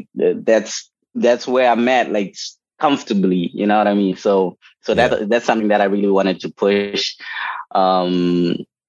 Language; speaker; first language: English; non-native, local second language; Shona